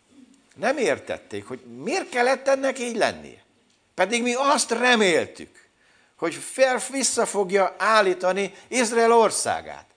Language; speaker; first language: Hungarian; native; Hungarian